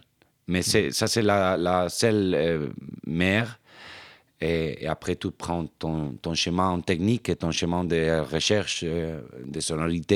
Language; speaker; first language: French; non-native, fluent; Spanish